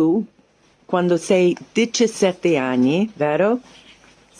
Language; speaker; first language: Italian; non-native, learner; Hungarian